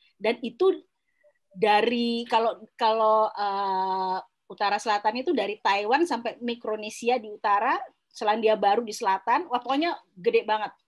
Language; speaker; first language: Indonesian; native; Indonesian